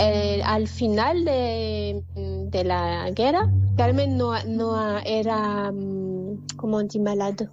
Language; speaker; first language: Spanish; non-native, learner; French